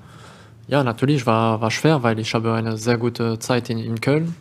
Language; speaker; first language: German; non-native, learner; French